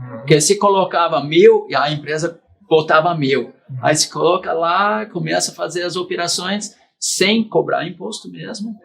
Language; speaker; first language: Portuguese; non-native, fluent; English